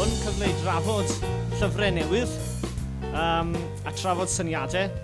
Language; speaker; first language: Welsh; native; Welsh